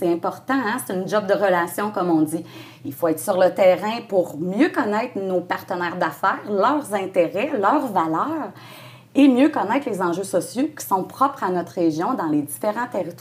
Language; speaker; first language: French; native; French